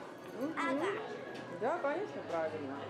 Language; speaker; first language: Russian; native; Russian